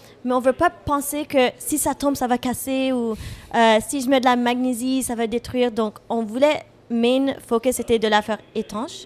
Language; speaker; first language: French; non-native, fluent; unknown